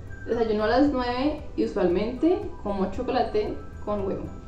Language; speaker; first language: Spanish; native; Spanish